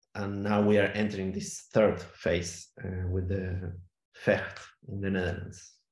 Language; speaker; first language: English; non-native, fluent; Spanish